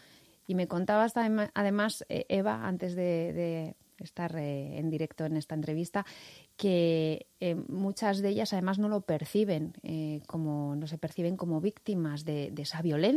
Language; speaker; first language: Spanish; native; Spanish